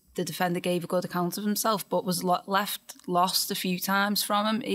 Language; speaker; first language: English; native; English